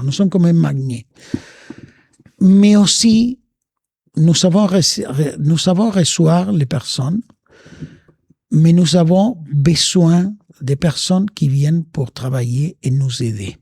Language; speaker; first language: French; non-native, fluent; Spanish